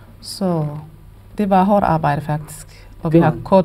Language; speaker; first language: Danish; non-native, learner; Somali